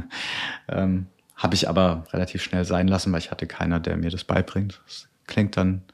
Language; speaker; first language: German; native; German